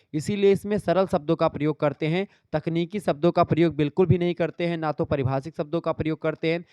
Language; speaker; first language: Hindi; native; Hindi